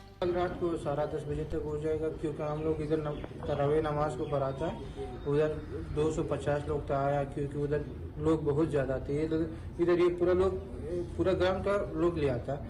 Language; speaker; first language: Hindi; non-native, learner; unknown